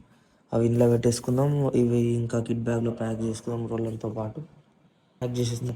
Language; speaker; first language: Telugu; native; Telugu